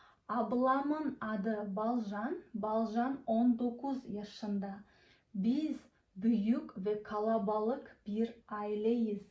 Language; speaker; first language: Turkish; non-native, fluent; Kazakh